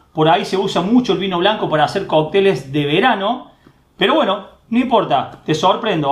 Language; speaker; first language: Spanish; native; Spanish